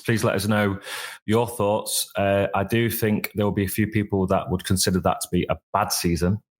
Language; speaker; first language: English; native; English